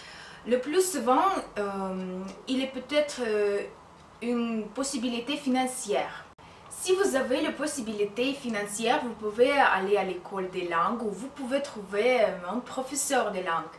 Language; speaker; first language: French; non-native, fluent; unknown